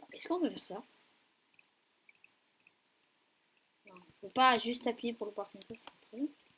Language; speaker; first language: French; native; French